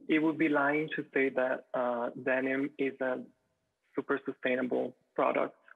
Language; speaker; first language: English; non-native, fluent; Italian